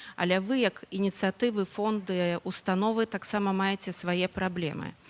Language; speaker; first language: Belarusian; non-native, local second language; Russian